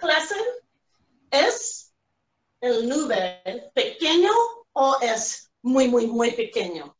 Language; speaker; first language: Spanish; non-native, fluent; English